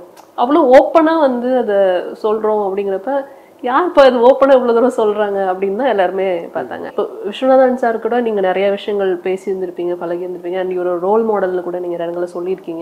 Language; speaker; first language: Tamil; native; Tamil